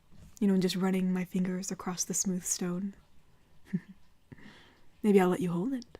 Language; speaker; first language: English; native; English